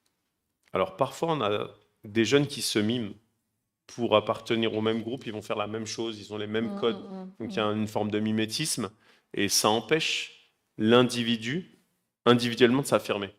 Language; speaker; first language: French; native; French